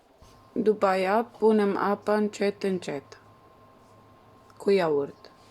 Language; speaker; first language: Romanian; non-native, learner; Arabic